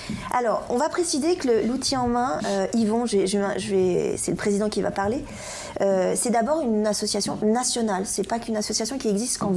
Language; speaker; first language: French; native; French